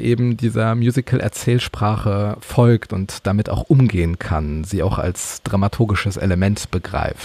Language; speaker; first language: German; native; German